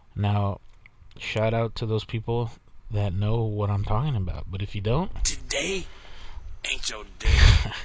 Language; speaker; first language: English; native; English